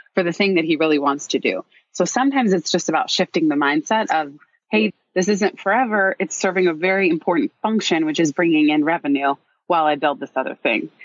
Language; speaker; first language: English; native; English